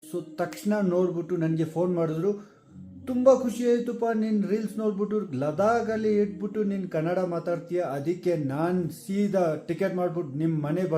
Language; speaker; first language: Kannada; non-native, fluent; Ladakhi